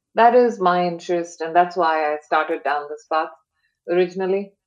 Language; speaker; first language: English; non-native, local second language; Hindi